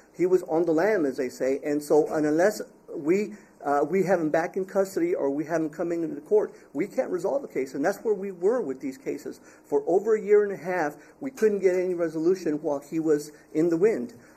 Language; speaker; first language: English; early bilingual, other home language; Spanish